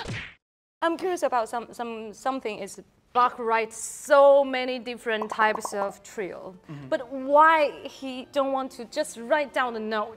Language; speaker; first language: English; non-native, learner; Chinese